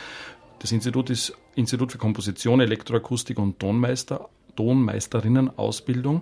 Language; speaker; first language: German; native; German